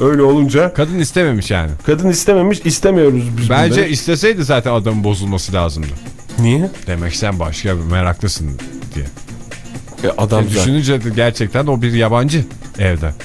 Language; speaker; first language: Turkish; native; Turkish